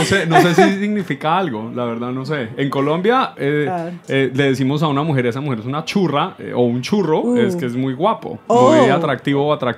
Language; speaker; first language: Spanish; native; Spanish